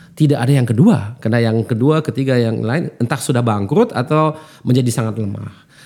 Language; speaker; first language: Indonesian; early bilingual, heritage; German